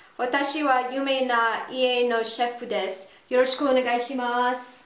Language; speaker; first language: Japanese; non-native, learner; English